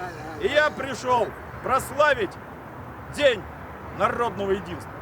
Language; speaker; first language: Russian; native; Russian